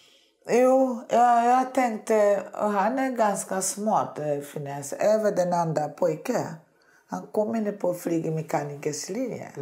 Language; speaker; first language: Swedish; non-native, learner; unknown